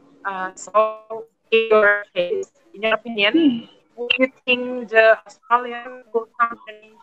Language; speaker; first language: English; non-native, learner; Indonesian